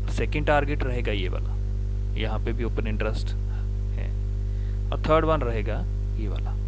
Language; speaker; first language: Hindi; non-native, local second language; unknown